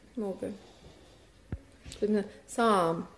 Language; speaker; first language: German; non-native, learner; Russian